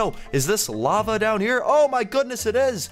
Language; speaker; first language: English; native; English